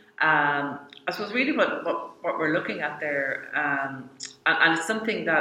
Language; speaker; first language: English; native; English